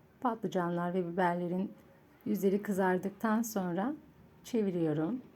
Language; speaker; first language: Turkish; native; Turkish